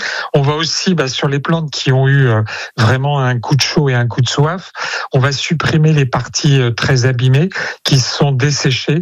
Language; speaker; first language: French; native; French